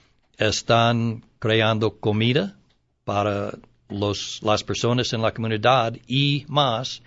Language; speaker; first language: Spanish; non-native, learner; English